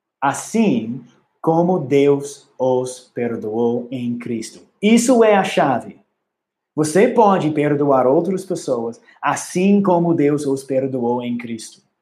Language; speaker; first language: Portuguese; non-native, learner; English